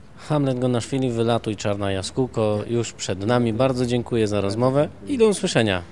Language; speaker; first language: Polish; native; Polish